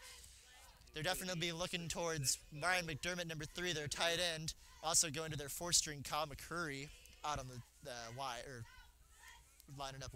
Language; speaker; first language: English; native; English